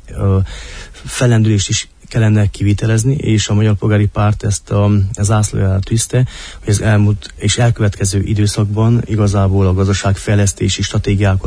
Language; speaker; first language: Hungarian; native; Hungarian